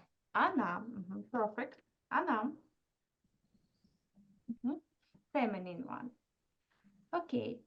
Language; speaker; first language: Russian; non-native, fluent; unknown